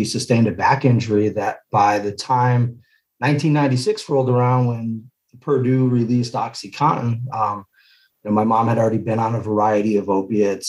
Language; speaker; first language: English; native; English